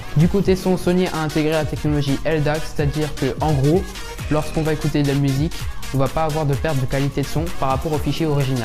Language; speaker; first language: French; native; French